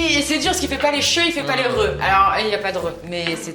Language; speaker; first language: French; native; French